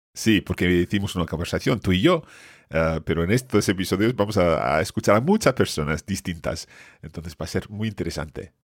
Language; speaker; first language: Spanish; native; Spanish